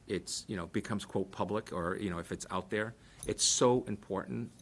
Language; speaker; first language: English; early bilingual, other home language; Portuguese